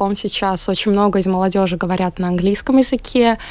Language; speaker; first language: Russian; native; Russian